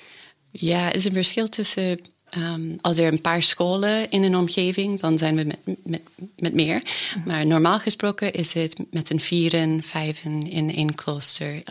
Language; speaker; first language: Dutch; non-native, fluent; English